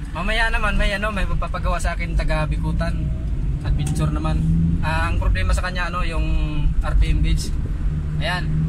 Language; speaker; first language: Filipino; non-native, local second language; Cebuano